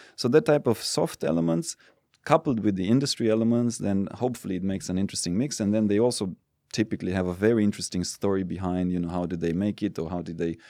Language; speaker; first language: English; non-native, fluent; Romanian